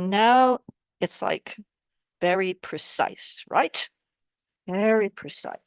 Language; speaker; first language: English; native; English